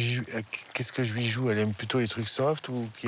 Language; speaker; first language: French; native; French